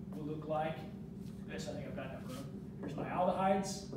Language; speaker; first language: English; native; English